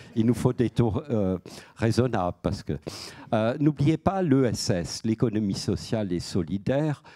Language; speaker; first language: French; native; French